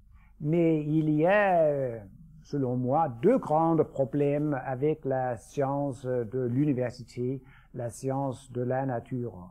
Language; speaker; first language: French; non-native, fluent; Danish